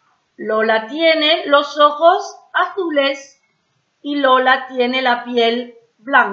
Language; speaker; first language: Spanish; non-native, fluent; French